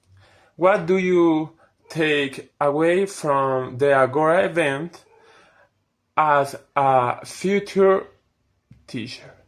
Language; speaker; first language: English; non-native, fluent; Spanish